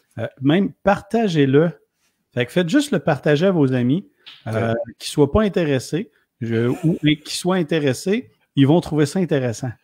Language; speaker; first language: French; native; French